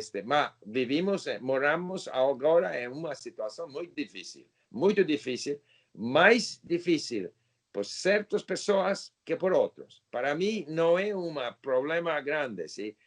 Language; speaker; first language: Portuguese; non-native, learner; English